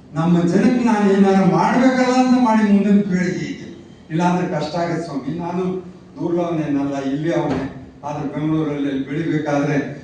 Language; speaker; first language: Kannada; non-native, local second language; Lambadi